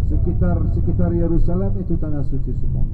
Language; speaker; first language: Indonesian; non-native, fluent; Arabic